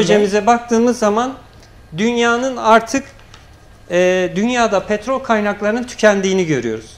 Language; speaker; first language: Turkish; native; Turkish